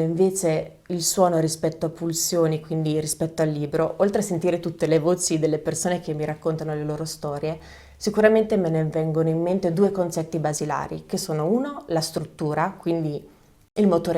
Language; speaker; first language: Italian; native; Italian